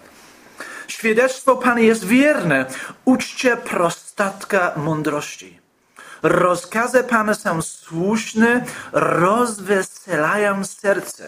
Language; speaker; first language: Polish; non-native, fluent; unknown